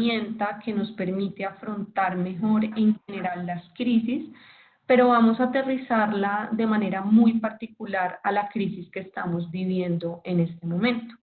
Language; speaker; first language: Spanish; native; Spanish